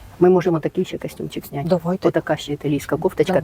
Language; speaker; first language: Ukrainian; native; Ukrainian